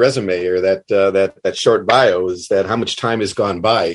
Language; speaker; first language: English; native; English